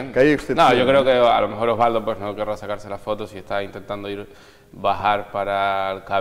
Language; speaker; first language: Spanish; native; Spanish